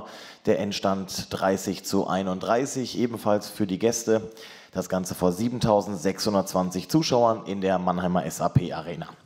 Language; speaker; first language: German; native; German